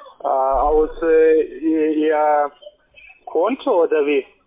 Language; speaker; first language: German; non-native, learner; Polish